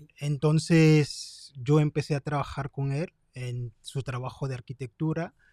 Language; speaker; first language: Spanish; non-native, fluent; Haitian Creole